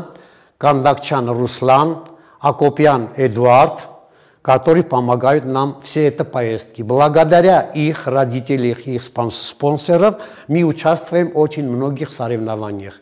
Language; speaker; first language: Russian; non-native, fluent; Armenian